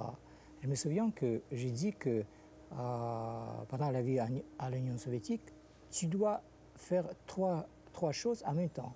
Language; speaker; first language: French; non-native, fluent; Russian